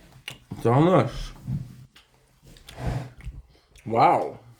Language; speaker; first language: French; native; French